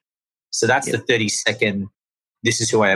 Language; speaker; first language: English; native; English